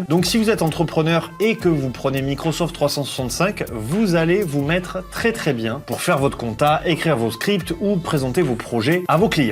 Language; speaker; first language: French; native; French